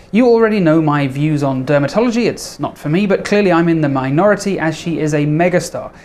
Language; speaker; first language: English; native; English